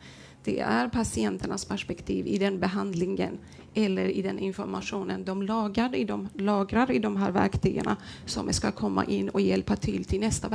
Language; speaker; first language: Swedish; non-native, fluent; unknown